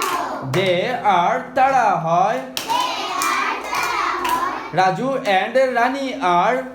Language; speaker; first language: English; non-native, fluent; Bangla